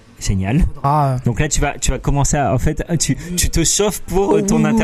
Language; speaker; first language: French; native; French